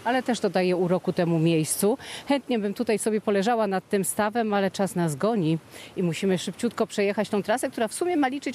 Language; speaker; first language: Polish; native; Polish